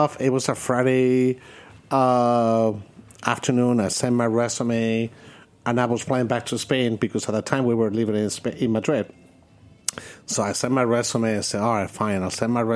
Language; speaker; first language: English; non-native, fluent; Spanish